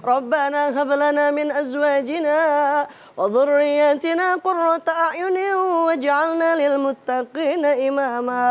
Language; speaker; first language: Indonesian; native; Indonesian